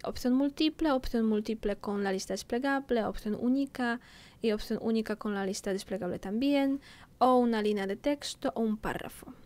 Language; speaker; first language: Spanish; non-native, fluent; Polish